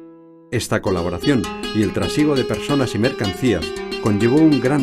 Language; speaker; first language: Spanish; native; Spanish